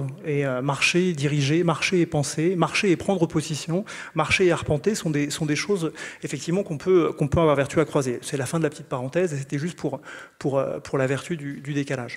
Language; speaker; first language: French; native; French